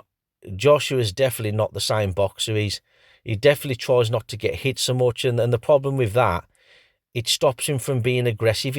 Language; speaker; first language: English; native; English